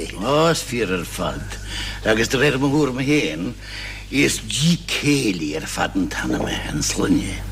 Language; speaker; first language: Irish; non-native, fluent; English